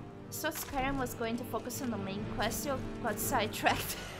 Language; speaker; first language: English; non-native, fluent; Hungarian